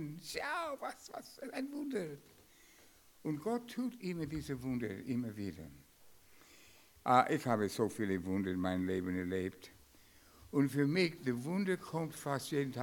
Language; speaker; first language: German; non-native, fluent; English